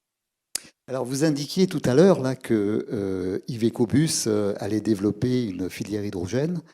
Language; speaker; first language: French; native; French